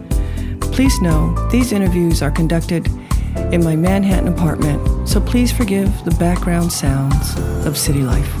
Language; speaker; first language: English; native; English